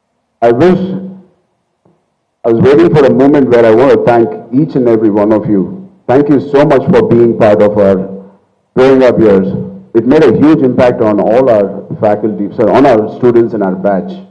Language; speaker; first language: English; non-native, local second language; Telugu